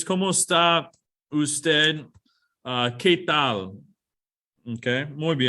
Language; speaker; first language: Spanish; non-native, fluent; English